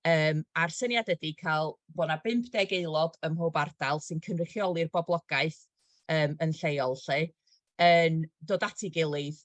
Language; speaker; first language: Welsh; native; Welsh